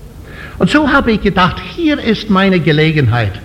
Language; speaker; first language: German; non-native, fluent; English